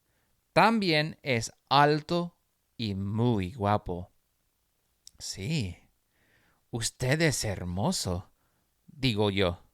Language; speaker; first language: Spanish; non-native, fluent; English